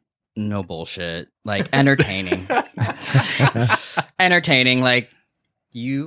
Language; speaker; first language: English; native; English